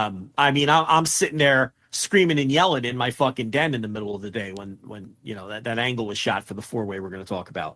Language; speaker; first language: English; native; English